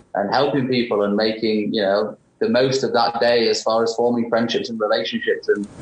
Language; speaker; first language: English; native; English